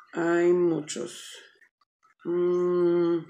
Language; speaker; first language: Spanish; early bilingual, heritage; Spanish